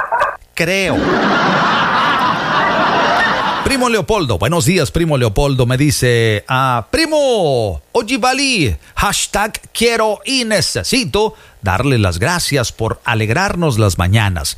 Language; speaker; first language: Spanish; native; Spanish